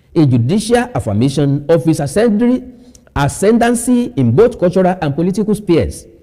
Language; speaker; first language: English; non-native, local second language; Yoruba